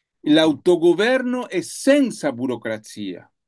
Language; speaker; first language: Italian; non-native, learner; Spanish